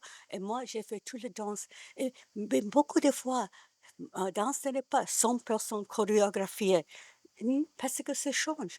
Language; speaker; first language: French; non-native, learner; Japanese